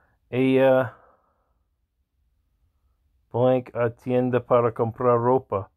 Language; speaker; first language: Spanish; non-native, learner; English